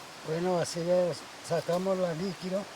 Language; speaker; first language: Spanish; non-native, local second language; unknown